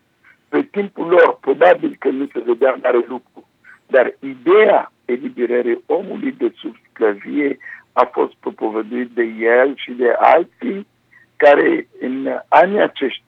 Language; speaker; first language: Romanian; non-native, fluent; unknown